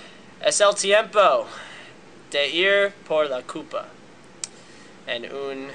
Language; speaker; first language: Spanish; non-native, learner; English